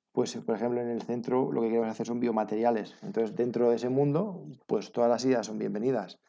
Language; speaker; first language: Spanish; native; Spanish